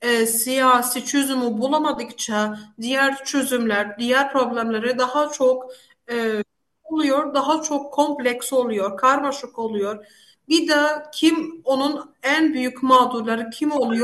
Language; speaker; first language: Turkish; non-native, fluent; Arabic